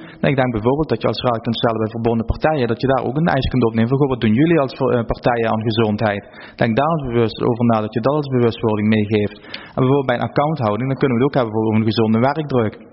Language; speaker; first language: Dutch; native; Dutch